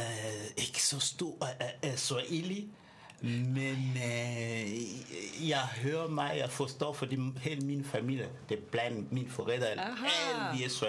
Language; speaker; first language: Danish; early bilingual, other home language; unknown